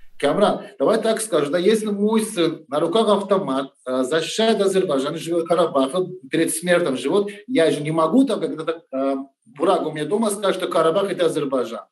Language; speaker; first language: Russian; non-native, learner; Turkish